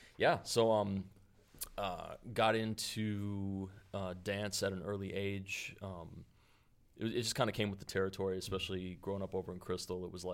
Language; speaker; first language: English; native; English